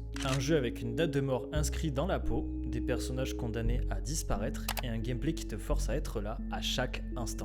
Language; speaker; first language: French; native; French